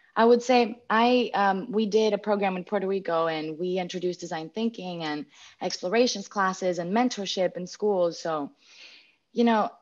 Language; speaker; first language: English; non-native, fluent; Greek